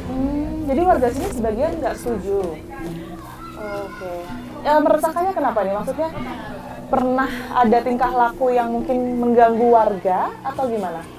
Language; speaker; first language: Indonesian; native; Indonesian